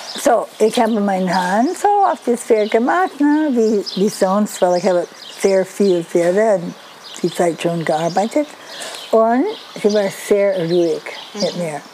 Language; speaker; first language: German; non-native, learner; English